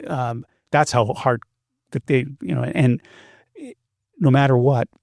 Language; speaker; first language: English; native; English